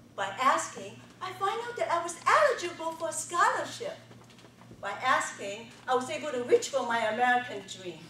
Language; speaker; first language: English; non-native, fluent; Chinese